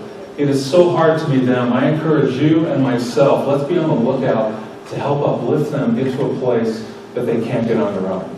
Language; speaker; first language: English; native; English